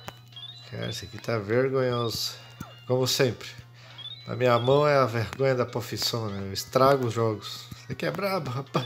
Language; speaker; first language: Portuguese; native; Portuguese